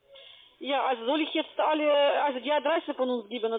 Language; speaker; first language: German; non-native, fluent; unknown